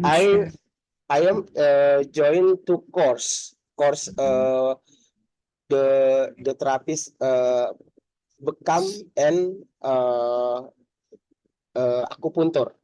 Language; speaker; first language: English; non-native, learner; Indonesian